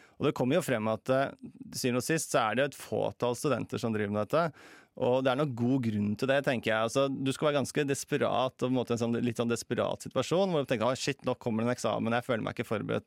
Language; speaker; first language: Norwegian; native; Norwegian